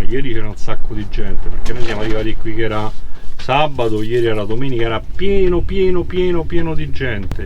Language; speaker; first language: Italian; native; Italian